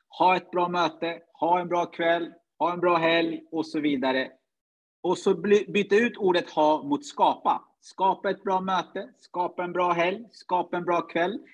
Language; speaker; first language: Swedish; early bilingual, other home language; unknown